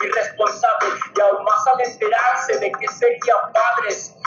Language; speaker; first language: Spanish; native; Spanish